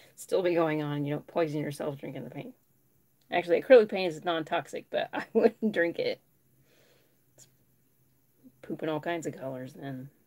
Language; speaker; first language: English; native; English